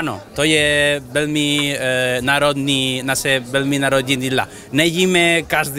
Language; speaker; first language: Czech; non-native, learner; Spanish